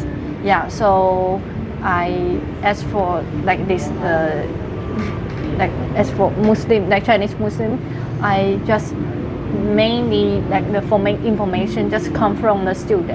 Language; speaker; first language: English; non-native, fluent; Chinese